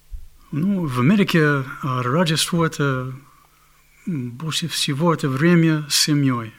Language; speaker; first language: Russian; non-native, fluent; English